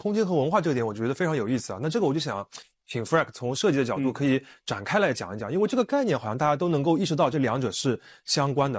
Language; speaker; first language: Chinese; native; Chinese